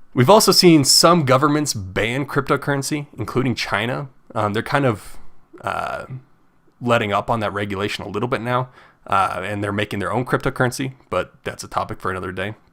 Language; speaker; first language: English; native; English